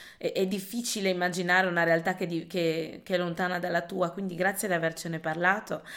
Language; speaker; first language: Italian; early bilingual, other home language; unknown